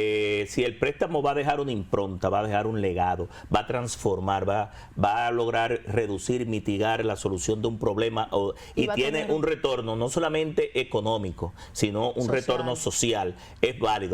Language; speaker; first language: Spanish; native; Spanish